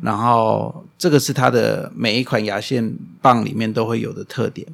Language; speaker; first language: Chinese; non-native, fluent; German